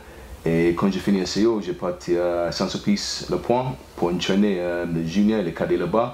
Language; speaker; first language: French; non-native, fluent; English